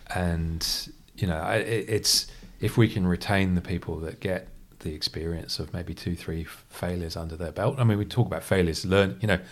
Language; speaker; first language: English; native; English